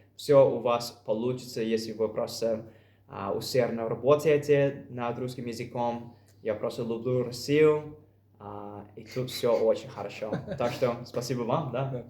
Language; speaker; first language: Russian; non-native, fluent; English